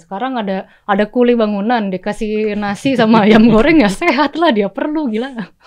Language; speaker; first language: Indonesian; native; Indonesian